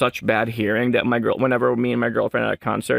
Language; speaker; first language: English; non-native, local second language; Filipino